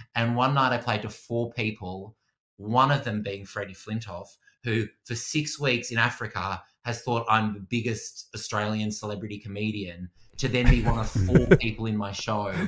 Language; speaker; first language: English; native; English